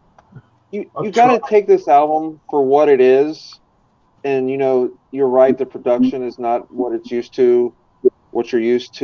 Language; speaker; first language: English; native; English